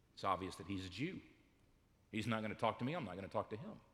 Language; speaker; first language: English; native; English